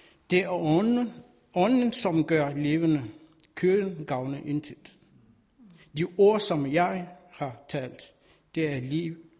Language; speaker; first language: Danish; non-native, fluent; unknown